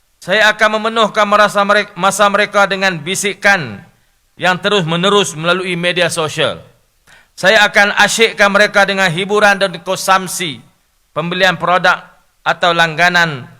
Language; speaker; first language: Malay; native; Malay